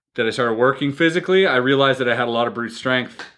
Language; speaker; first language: English; native; English